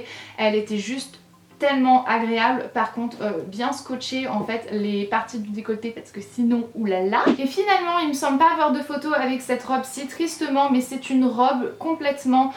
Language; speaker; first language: French; native; French